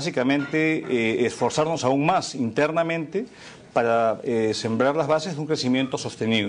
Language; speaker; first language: Spanish; native; Spanish